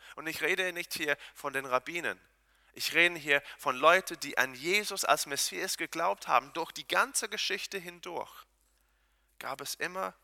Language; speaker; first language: German; non-native, fluent; Hebrew